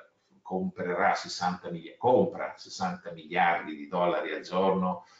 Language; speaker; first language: Italian; native; Italian